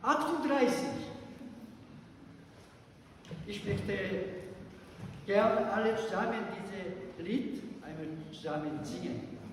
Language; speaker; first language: German; non-native, learner; Korean